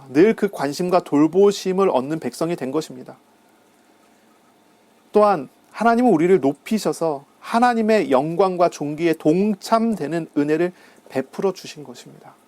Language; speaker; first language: Korean; native; Korean